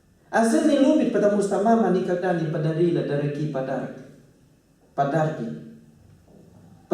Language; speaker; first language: Russian; non-native, fluent; Thai